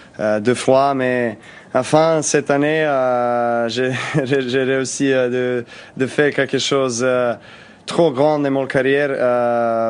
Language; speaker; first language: French; non-native, learner; Serbian